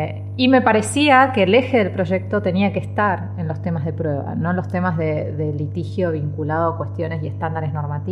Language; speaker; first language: Spanish; native; Spanish